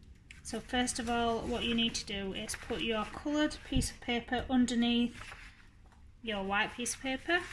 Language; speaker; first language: English; native; English